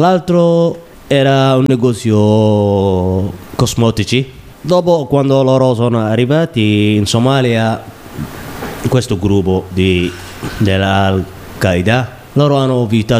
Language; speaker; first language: Italian; non-native, learner; Somali